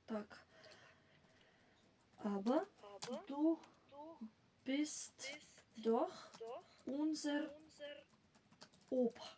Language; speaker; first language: German; non-native, fluent; Macedonian